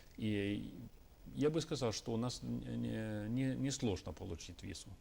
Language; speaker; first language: Russian; non-native, fluent; Norwegian